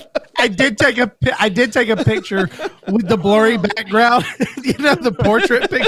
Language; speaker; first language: English; native; English